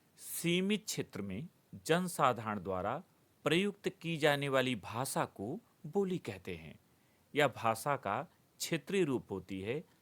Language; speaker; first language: Hindi; native; Hindi